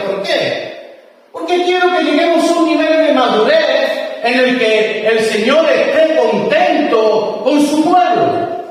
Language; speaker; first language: Spanish; native; Spanish